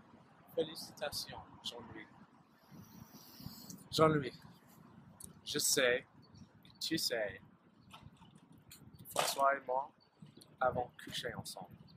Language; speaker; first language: French; non-native, learner; English